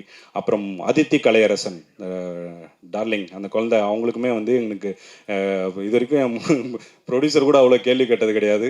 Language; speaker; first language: Tamil; native; Tamil